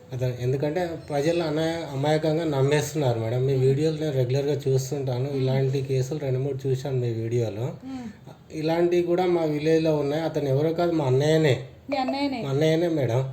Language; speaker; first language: Telugu; native; Telugu